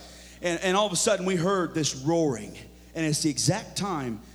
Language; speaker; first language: English; native; English